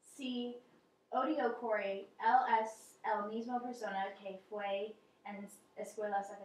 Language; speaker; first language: Spanish; non-native, learner; English